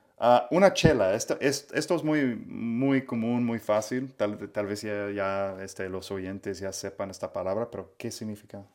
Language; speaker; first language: Spanish; non-native, fluent; English